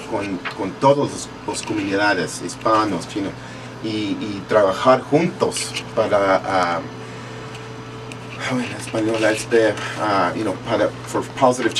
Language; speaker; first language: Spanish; early bilingual, heritage; English